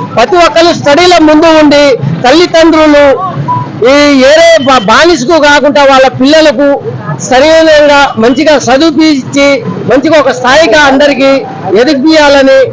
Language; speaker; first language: Telugu; non-native, local second language; Lambadi